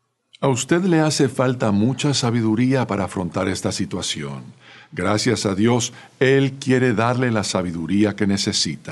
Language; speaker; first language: Spanish; native; Spanish